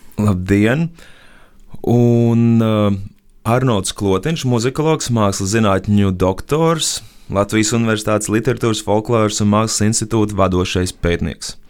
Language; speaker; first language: Latvian; native; Latvian